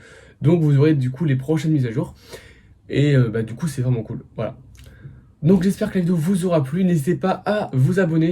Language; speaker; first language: French; native; French